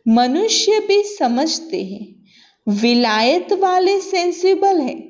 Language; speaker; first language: Hindi; non-native, local second language; Gujarati